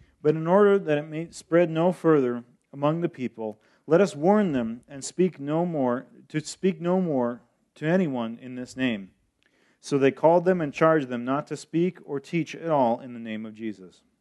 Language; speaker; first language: English; early bilingual, other home language; Spanish